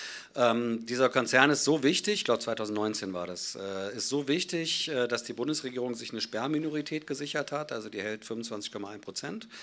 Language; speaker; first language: German; native; German